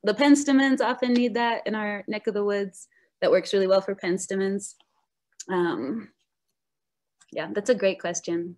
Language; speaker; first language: English; native; English